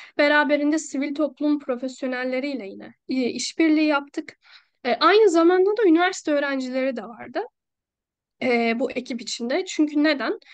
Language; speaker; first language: Turkish; native; Turkish